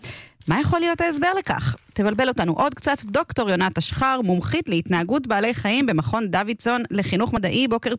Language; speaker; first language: Hebrew; native; Hebrew